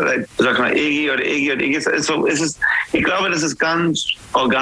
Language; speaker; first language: German; non-native, learner; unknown